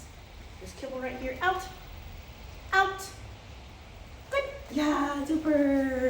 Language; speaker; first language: English; native; English